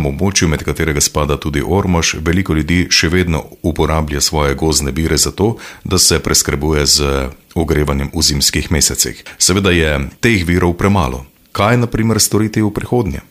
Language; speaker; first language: Slovenian; native; Slovenian